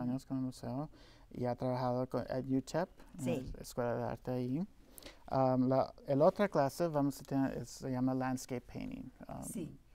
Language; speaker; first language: Spanish; non-native, local second language; English